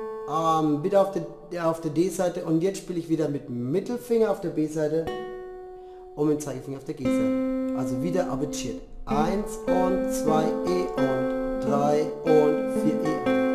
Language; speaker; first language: German; native; German